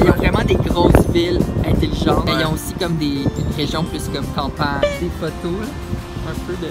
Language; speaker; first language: French; native; French